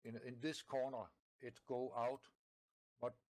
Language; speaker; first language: English; non-native, learner; Danish